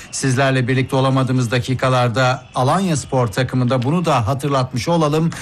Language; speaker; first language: Turkish; native; Turkish